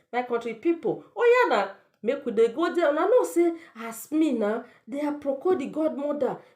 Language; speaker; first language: Nigerian Pidgin; native; Nigerian Pidgin